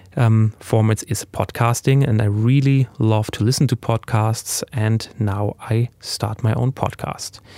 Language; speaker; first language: English; non-native, fluent; German